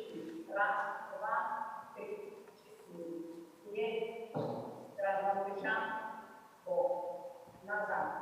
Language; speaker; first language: Russian; non-native, fluent; Italian